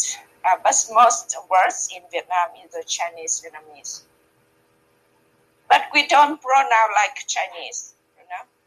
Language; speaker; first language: English; non-native, learner; Vietnamese